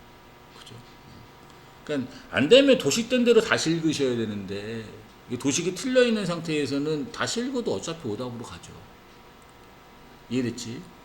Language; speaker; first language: Korean; native; Korean